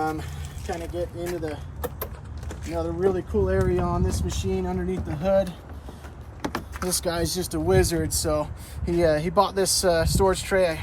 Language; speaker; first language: English; native; English